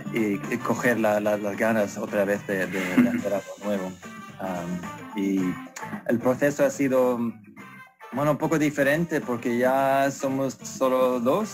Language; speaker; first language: Spanish; non-native, fluent; Swedish